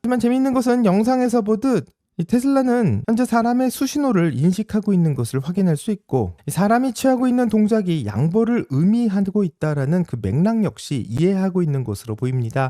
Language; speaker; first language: Korean; native; Korean